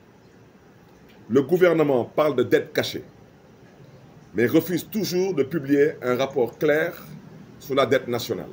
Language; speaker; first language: French; non-native, local second language; Wolof